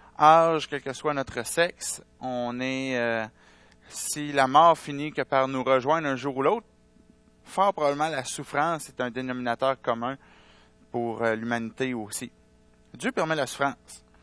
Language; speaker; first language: French; native; French